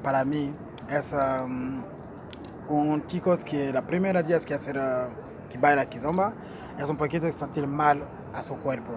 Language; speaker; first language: Spanish; non-native, learner; Portuguese